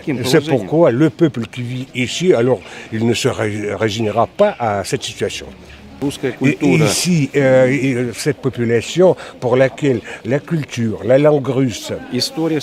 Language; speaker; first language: French; non-native, fluent; Russian